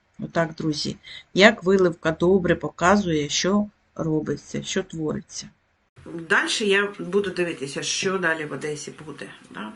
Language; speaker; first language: Ukrainian; native; Ukrainian